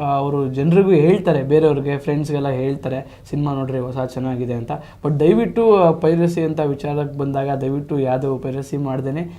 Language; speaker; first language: Kannada; native; Kannada